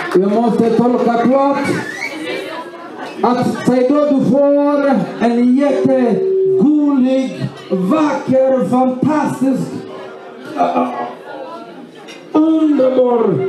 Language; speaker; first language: Swedish; non-native, fluent; Swahili